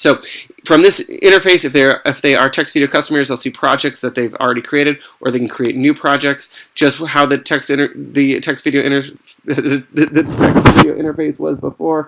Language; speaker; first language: English; native; English